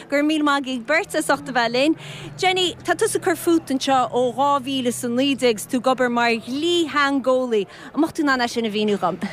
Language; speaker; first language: Irish; native; Irish